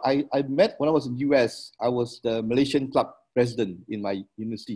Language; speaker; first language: English; non-native, local second language; Min Nan Chinese